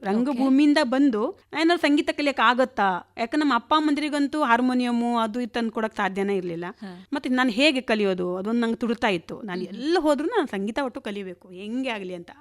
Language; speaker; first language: Kannada; non-native, local second language; Konkani